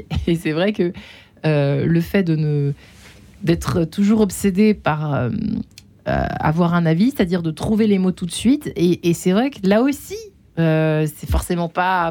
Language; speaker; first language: French; native; French